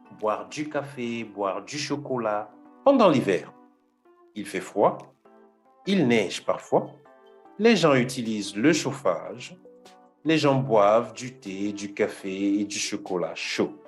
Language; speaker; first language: French; non-native, fluent; Portuguese